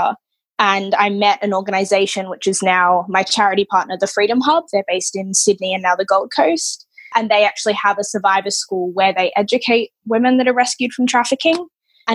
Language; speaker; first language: English; native; English